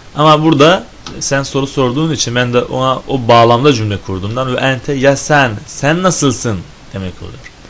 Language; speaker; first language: Turkish; native; Turkish